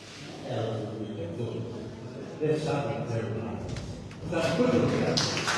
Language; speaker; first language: Portuguese; non-native, learner; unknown